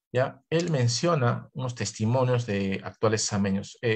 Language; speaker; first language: Spanish; native; Spanish